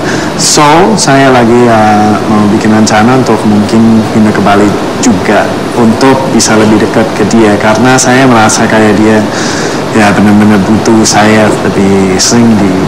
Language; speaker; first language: Indonesian; non-native, fluent; English